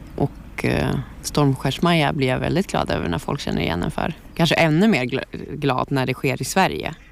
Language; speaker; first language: Swedish; native; Swedish